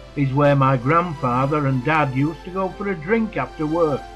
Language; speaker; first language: English; native; English